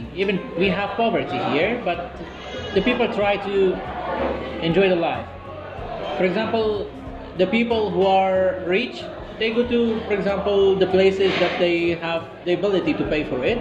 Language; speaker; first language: English; non-native, fluent; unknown